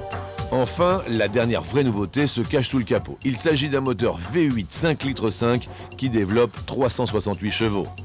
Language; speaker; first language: French; native; French